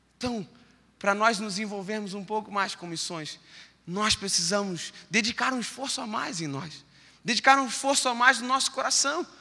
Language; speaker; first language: Portuguese; native; Portuguese